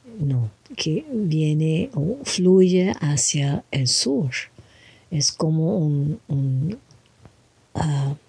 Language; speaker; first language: Spanish; non-native, learner; English